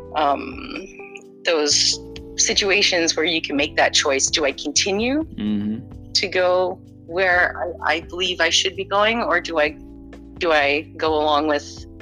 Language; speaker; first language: English; native; English